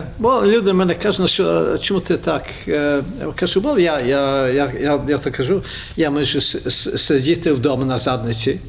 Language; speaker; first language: Ukrainian; early bilingual, heritage; Ukrainian